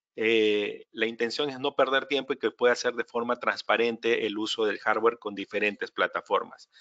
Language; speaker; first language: Spanish; native; Spanish